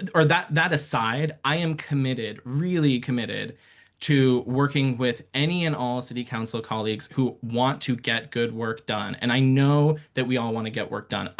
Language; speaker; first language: English; early bilingual, other home language; Persian